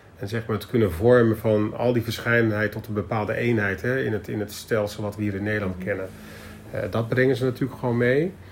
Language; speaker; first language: Dutch; native; Dutch